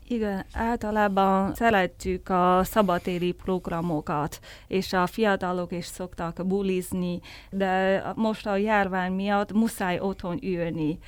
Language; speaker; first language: Hungarian; non-native, fluent; Chinese